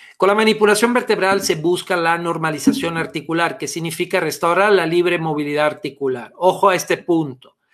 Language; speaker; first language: Spanish; non-native, fluent; Italian